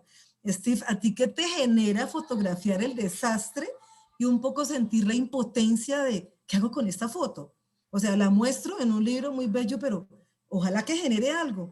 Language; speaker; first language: Spanish; native; Spanish